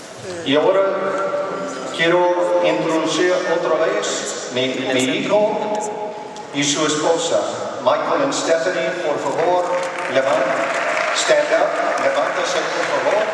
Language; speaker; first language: Spanish; non-native, learner; English